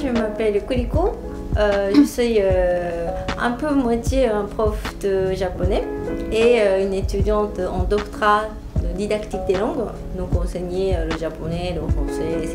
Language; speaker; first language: French; non-native, fluent; Japanese